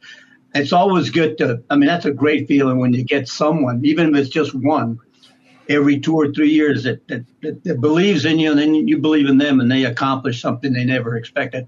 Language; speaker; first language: English; native; English